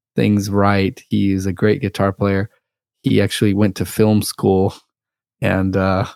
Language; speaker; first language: English; early bilingual, other home language; Russian